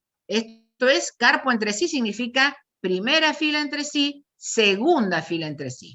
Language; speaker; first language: Spanish; native; Spanish